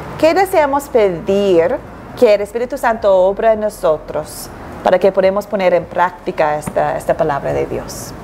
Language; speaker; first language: Spanish; non-native, fluent; English